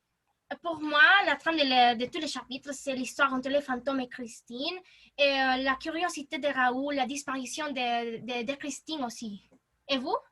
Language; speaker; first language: French; non-native, learner; Spanish